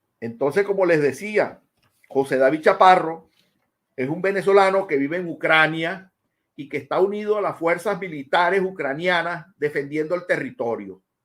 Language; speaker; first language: Spanish; native; Spanish